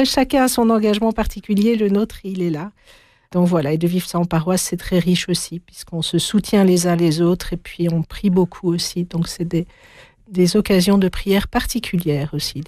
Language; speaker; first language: French; native; French